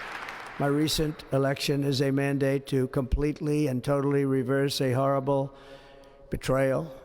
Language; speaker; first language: English; native; English